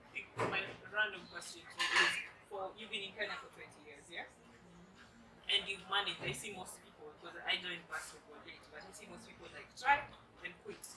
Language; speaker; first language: English; non-native, local second language; Swahili